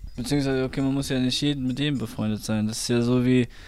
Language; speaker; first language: German; native; German